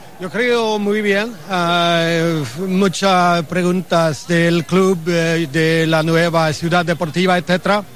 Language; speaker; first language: Spanish; non-native, learner; English